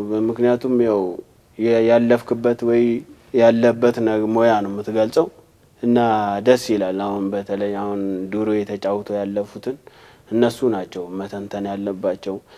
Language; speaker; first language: Amharic; non-native, local second language; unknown